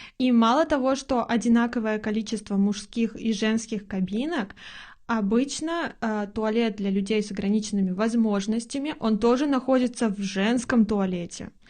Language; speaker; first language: Russian; native; Russian